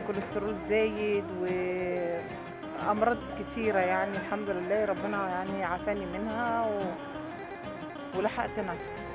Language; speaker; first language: Arabic; native; Arabic